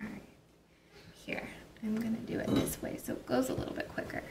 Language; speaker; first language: English; native; English